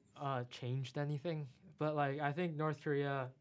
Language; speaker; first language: English; non-native, fluent; Chinese